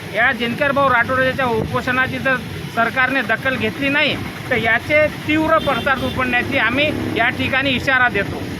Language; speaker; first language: Marathi; non-native, local second language; Lambadi